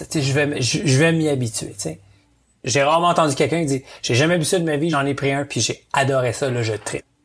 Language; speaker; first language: French; native; French